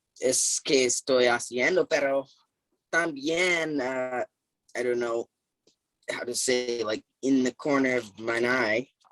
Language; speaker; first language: Spanish; non-native, fluent; English